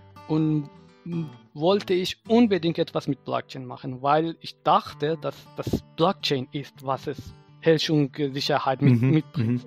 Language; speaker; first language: German; non-native, fluent; Persian